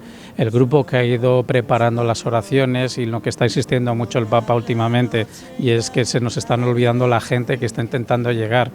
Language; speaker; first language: Spanish; native; Spanish